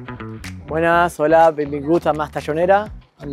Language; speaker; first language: Catalan; non-native, fluent; Spanish